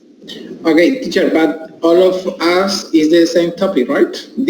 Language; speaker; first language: English; non-native, learner; Spanish